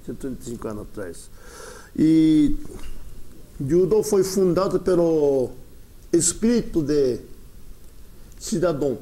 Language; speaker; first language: Portuguese; early bilingual, other home language; Japanese